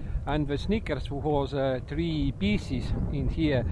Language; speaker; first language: English; non-native, learner; Estonian